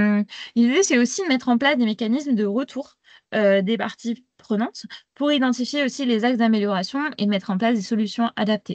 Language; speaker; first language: French; native; French